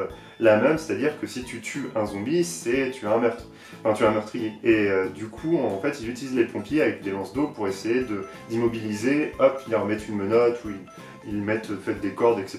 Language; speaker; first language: French; native; French